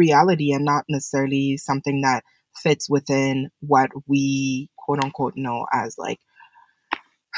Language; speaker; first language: English; native; English